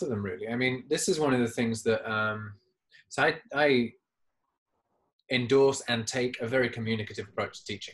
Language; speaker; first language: English; native; English